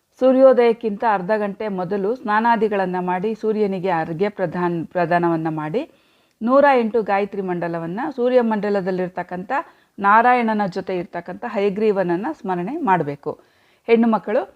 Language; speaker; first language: Kannada; native; Kannada